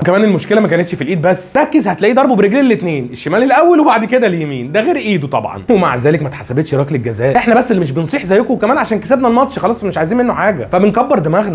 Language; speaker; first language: Arabic; native; Arabic